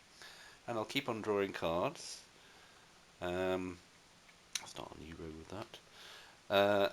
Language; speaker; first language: English; native; English